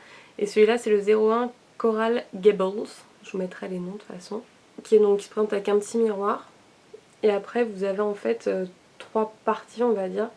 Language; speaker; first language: French; native; French